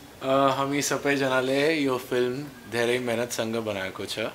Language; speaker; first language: Nepali; non-native, learner; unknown